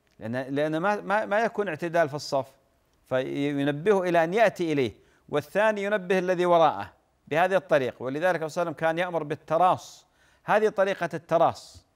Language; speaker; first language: Arabic; native; Arabic